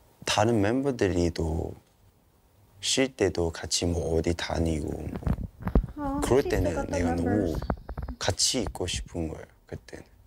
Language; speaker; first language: Korean; non-native, fluent; Cantonese